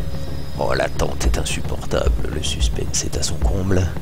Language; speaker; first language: French; native; French